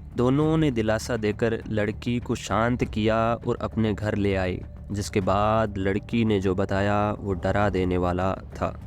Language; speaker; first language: Hindi; native; Hindi